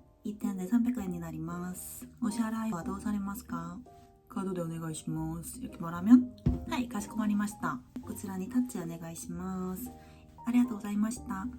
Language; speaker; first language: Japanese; non-native, learner; Korean